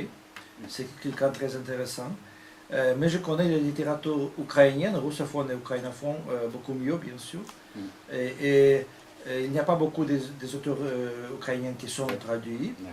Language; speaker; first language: French; non-native, fluent; Russian